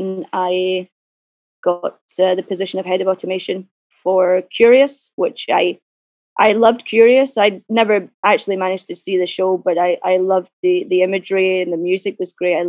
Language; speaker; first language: English; native; English